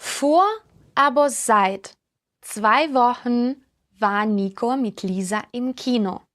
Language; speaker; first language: German; non-native, fluent; Ukrainian